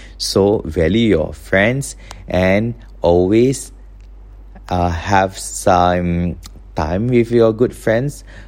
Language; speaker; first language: English; non-native, local second language; Malay